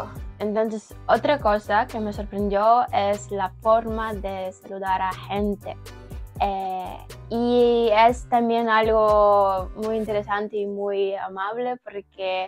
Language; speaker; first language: Spanish; non-native, learner; Ukrainian